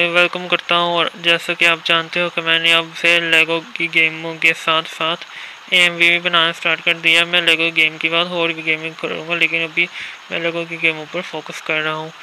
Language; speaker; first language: Urdu; non-native, local second language; Punjabi